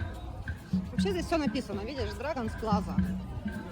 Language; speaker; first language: Russian; native; Russian